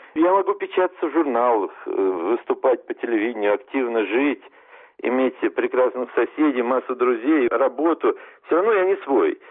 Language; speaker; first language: Russian; non-native, local second language; German